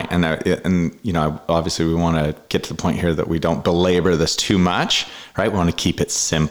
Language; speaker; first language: English; native; English